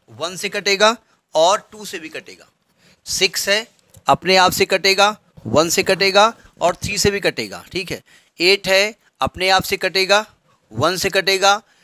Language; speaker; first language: Hindi; native; Hindi